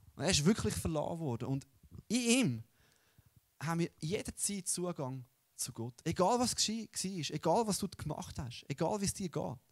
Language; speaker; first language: German; native; German